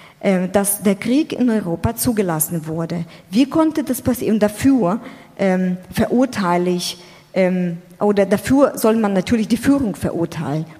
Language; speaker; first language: German; non-native, fluent; Ukrainian